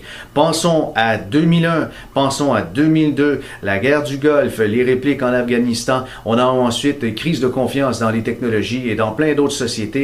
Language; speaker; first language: French; native; French